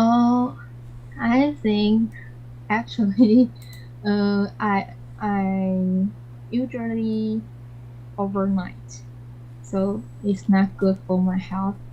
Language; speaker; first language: English; non-native, learner; Chinese